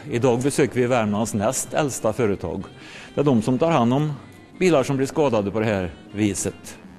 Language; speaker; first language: Swedish; native; Swedish